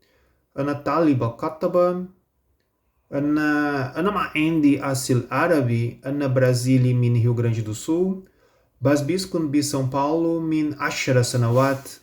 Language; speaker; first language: Arabic; non-native, learner; Portuguese